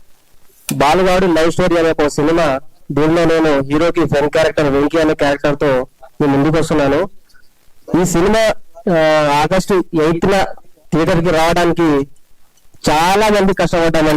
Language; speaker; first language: Telugu; native; Telugu